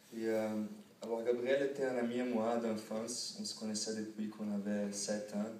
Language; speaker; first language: French; non-native, fluent; Portuguese